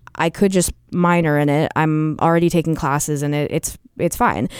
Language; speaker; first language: English; native; English